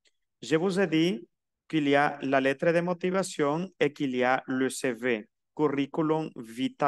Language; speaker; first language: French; non-native, fluent; Spanish